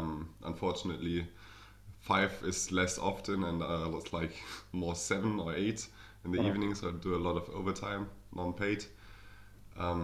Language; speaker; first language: English; non-native, fluent; German